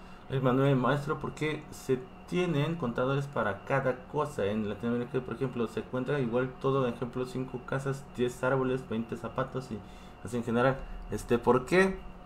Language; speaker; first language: Spanish; non-native, fluent; Korean